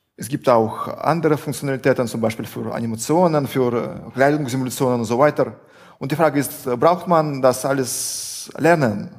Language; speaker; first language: German; non-native, fluent; Russian